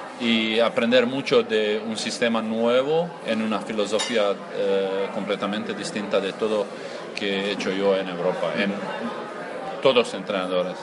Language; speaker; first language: Spanish; non-native, learner; Croatian